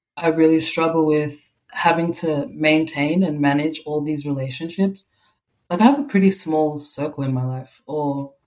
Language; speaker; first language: English; native; English